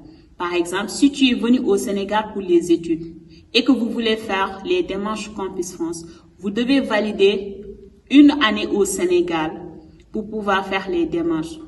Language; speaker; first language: French; non-native, local second language; Wolof